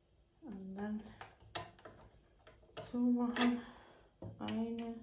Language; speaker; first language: German; non-native, fluent; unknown